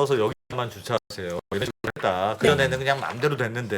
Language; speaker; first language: Korean; native; Korean